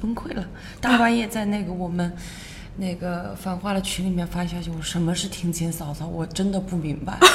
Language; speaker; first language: Chinese; non-native, local second language; Wu Chinese